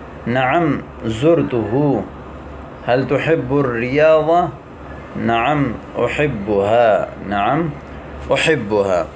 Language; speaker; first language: Arabic; non-native, fluent; Urdu